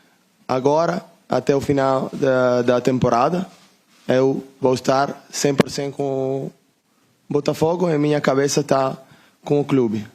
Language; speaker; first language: Portuguese; non-native, learner; Italian